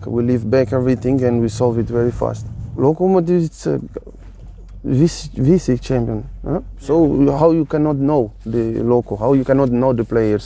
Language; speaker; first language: English; non-native, fluent; Portuguese